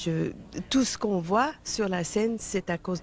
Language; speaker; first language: French; non-native, fluent; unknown